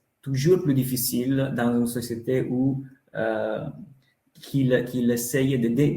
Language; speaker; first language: French; non-native, fluent; Italian